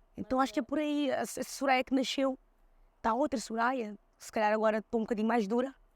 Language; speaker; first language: Portuguese; early bilingual, other home language; Kabuverdianu